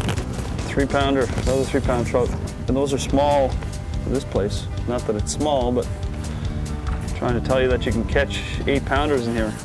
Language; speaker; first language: English; native; English